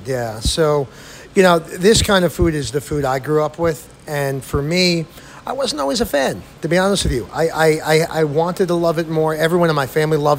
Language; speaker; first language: English; native; English